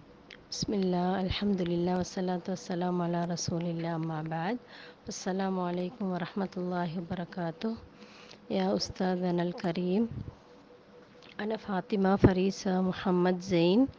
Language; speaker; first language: Arabic; non-native, fluent; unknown